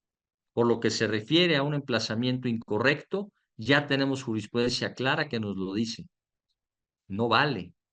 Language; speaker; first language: Spanish; native; Spanish